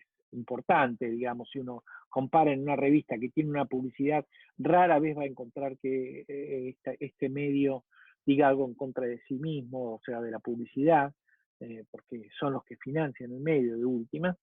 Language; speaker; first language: Spanish; native; Spanish